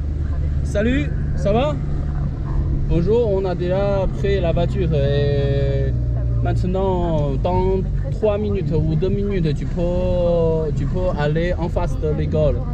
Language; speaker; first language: French; non-native, learner; Chinese